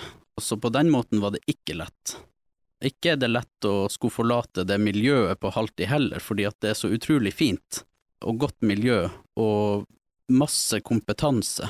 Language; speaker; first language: Norwegian; native; Norwegian